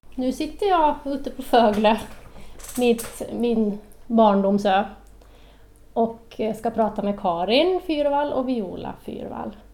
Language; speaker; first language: Swedish; native; Swedish